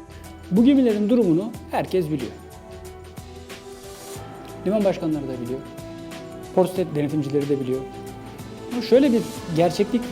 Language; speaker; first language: Turkish; native; Turkish